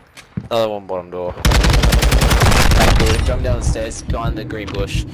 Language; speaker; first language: English; native; English